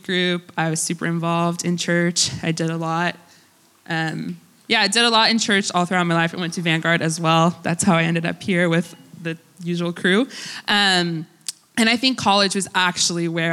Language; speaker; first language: English; early bilingual, other home language; Russian